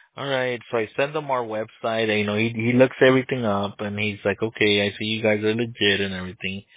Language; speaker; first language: English; early bilingual, other home language; Spanish